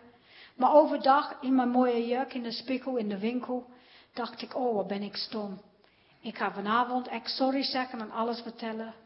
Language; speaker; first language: Dutch; non-native, fluent; English